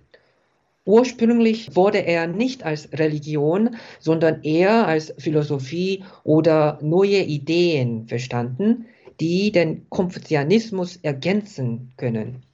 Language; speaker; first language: German; non-native, fluent; Korean